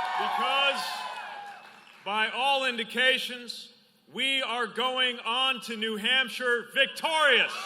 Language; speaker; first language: English; native; English